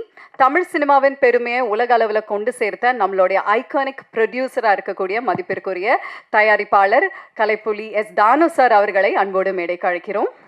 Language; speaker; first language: Tamil; native; Tamil